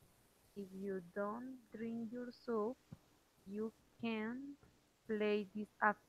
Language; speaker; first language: English; non-native, learner; Spanish